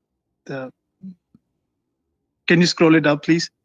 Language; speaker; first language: English; non-native, fluent; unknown